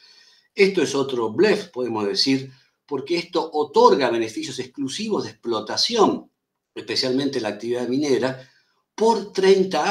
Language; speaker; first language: Spanish; native; Spanish